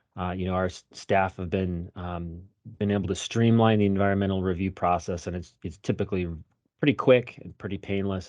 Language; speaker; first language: English; native; English